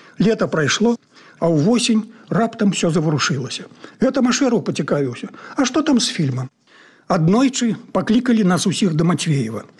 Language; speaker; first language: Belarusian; native; Belarusian